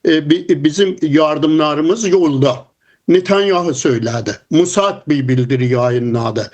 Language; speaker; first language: Turkish; non-native, fluent; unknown